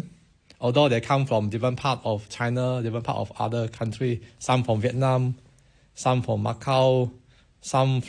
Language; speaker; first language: English; non-native, local second language; Min Nan Chinese